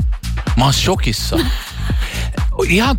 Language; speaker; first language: Finnish; native; Finnish